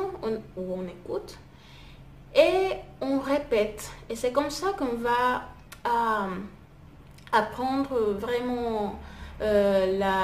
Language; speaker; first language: French; non-native, fluent; Spanish